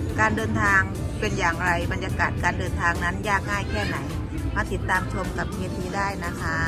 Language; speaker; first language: Thai; native; Thai